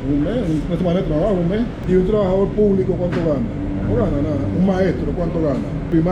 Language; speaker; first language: Spanish; native; Spanish